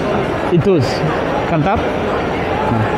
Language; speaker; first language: Spanish; non-native, learner; Portuguese